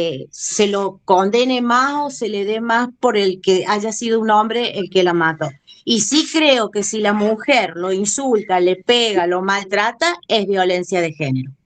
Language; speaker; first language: Spanish; native; Spanish